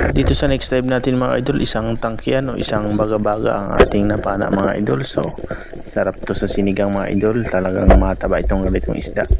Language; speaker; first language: Filipino; native; Filipino